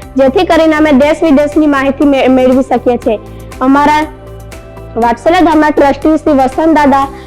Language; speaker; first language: Gujarati; non-native, local second language; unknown